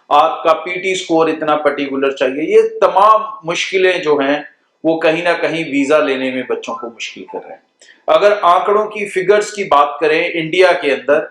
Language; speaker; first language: Hindi; non-native, local second language; Punjabi